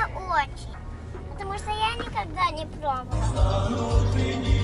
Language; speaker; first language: Russian; early bilingual, heritage; Russian